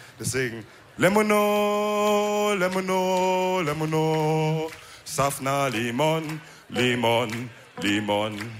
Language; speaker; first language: German; early bilingual, other home language; Wolof